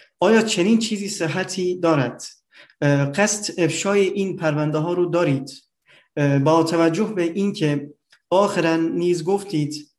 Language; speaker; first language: Persian; non-native, fluent; Turkish